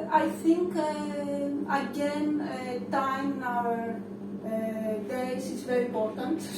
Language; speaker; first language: English; non-native, learner; Greek